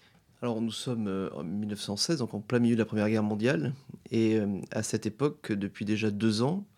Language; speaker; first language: French; native; French